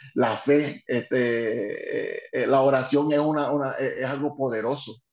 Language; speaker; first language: Spanish; early bilingual, heritage; Spanish